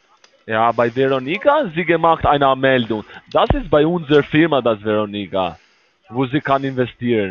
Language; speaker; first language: German; non-native, learner; Spanish